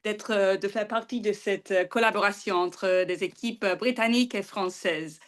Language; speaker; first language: French; non-native, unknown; English